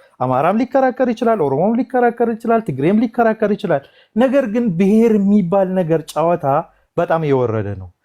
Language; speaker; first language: Amharic; non-native, local second language; Oromo